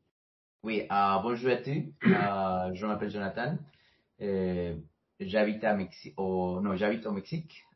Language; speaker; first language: French; non-native, fluent; Spanish